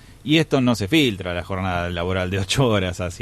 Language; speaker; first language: Spanish; native; Spanish